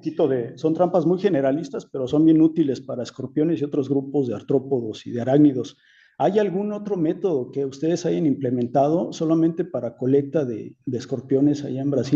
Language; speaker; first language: Spanish; native; Spanish